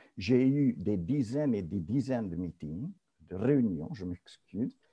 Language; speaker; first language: French; non-native, fluent; Portuguese